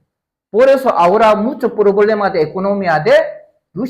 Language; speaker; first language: Spanish; non-native, learner; Korean